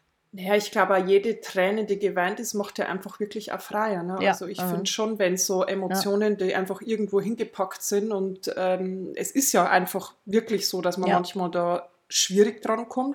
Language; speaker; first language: German; native; German